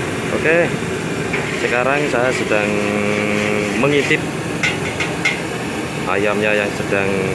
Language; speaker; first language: Indonesian; native; Indonesian